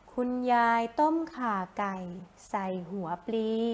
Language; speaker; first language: Thai; native; Thai